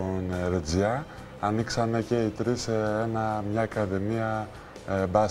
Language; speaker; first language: Greek; early bilingual, heritage; Greek